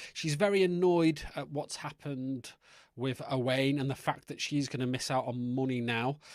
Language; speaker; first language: English; native; English